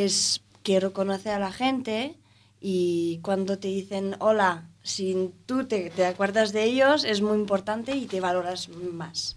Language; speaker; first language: Spanish; non-native, fluent; French